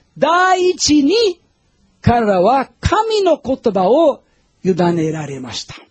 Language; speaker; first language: Japanese; non-native, fluent; Portuguese